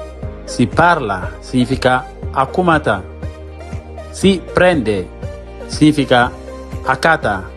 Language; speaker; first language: Italian; non-native, fluent; Mandingo